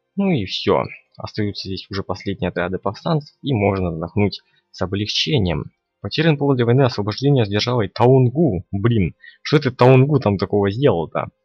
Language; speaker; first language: Russian; native; Russian